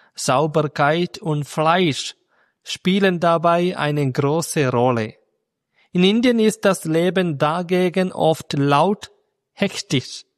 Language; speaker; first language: German; non-native, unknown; Malayalam